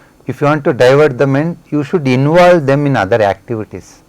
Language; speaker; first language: English; non-native, local second language; Telugu